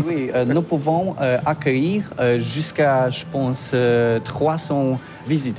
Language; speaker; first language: French; non-native, learner; Polish